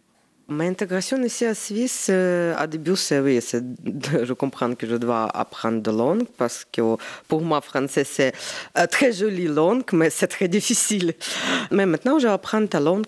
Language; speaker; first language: French; non-native, learner; Ukrainian